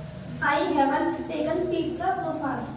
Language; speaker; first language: English; non-native, learner; Hindi